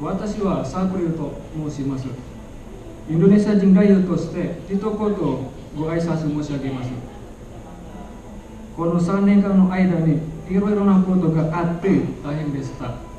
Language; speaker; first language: Japanese; non-native, learner; Indonesian